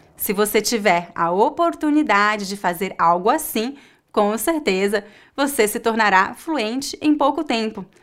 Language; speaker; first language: Portuguese; native; Portuguese